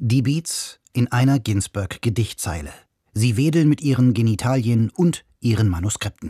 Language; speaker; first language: German; native; German